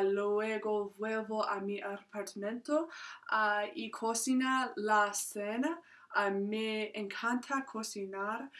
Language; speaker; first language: Spanish; non-native, learner; English